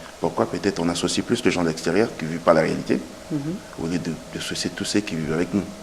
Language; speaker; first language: French; non-native, local second language; Lingala